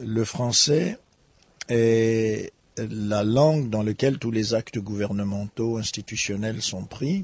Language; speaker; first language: French; non-native, local second language; Lingala